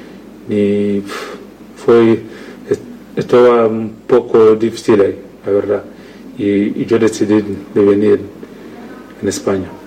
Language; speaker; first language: Spanish; non-native, learner; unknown